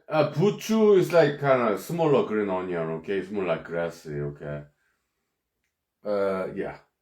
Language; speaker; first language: English; non-native, fluent; Korean